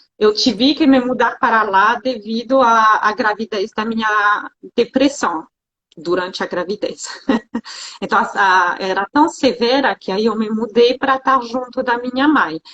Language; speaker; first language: Portuguese; non-native, fluent; French